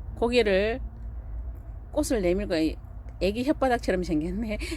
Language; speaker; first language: Korean; native; Korean